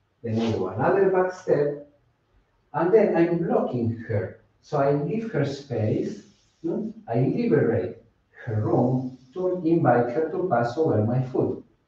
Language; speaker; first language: English; non-native, fluent; Spanish